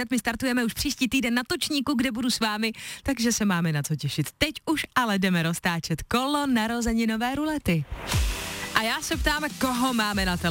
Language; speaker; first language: Czech; native; Czech